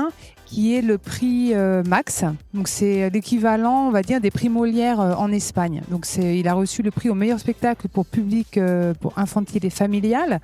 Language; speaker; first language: French; native; French